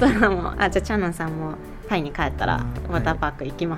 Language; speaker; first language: Japanese; native; Japanese